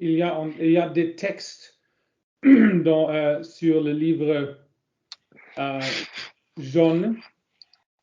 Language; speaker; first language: French; non-native, learner; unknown